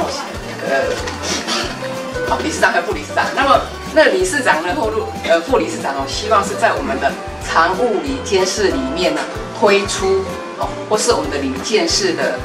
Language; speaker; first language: Chinese; native; Chinese